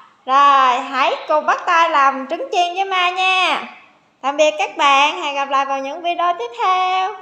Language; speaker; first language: Vietnamese; native; Vietnamese